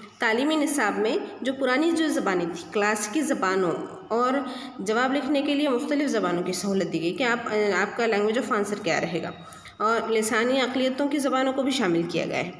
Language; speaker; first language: Urdu; native; Urdu